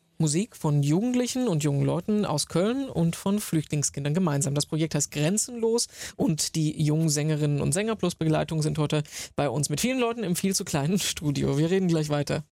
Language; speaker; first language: German; native; German